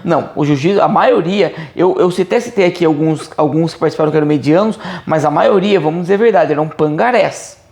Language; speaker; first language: Portuguese; native; Portuguese